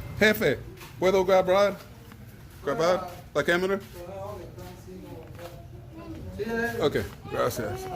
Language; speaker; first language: Spanish; non-native, learner; English